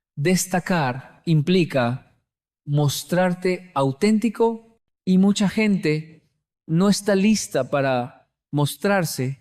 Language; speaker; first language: Spanish; native; Spanish